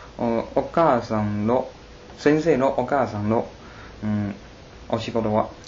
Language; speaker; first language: Japanese; non-native, learner; Chinese